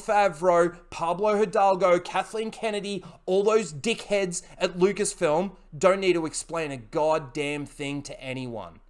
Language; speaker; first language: English; native; English